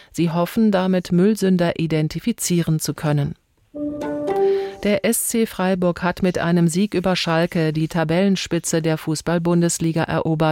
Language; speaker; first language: German; native; German